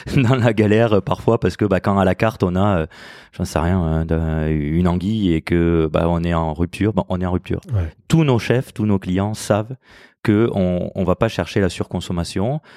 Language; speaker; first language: French; native; French